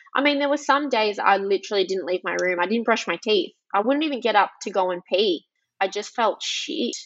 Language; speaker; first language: English; early bilingual, other home language; Greek